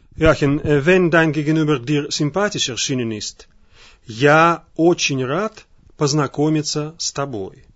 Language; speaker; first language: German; non-native, fluent; Russian